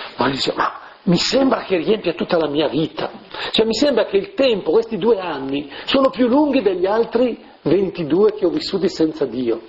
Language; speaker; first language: Italian; native; Italian